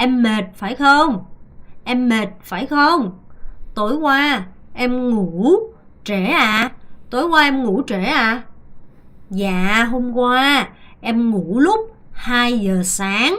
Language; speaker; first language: Vietnamese; non-native, fluent; Korean